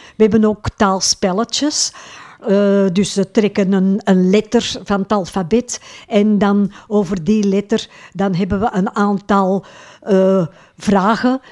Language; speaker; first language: Dutch; native; Dutch